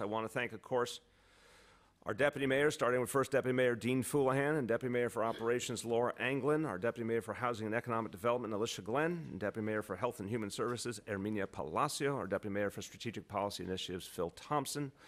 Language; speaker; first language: English; native; English